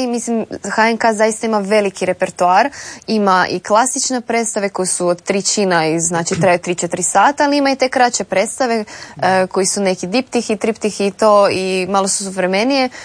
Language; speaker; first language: Serbian; native; Serbian